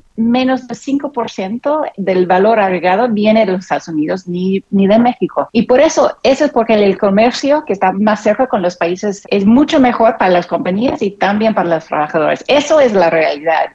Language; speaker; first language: Spanish; non-native, fluent; English